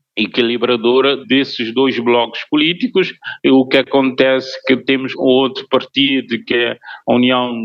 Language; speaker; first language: Portuguese; non-native, local second language; Kabuverdianu